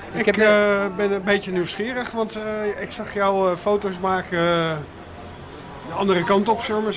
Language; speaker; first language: Dutch; native; Dutch